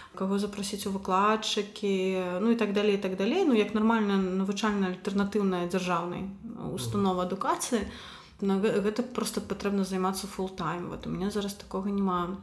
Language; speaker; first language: Belarusian; non-native, local second language; Russian